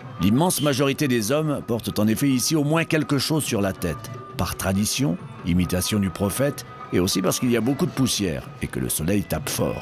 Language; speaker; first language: French; native; French